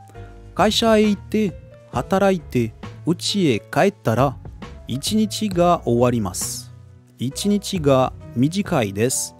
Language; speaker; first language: Japanese; non-native, learner; French